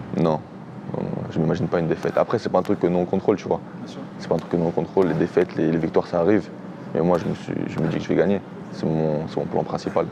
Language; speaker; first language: French; early bilingual, other home language; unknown